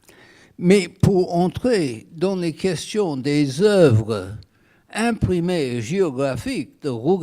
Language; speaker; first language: French; non-native, fluent; English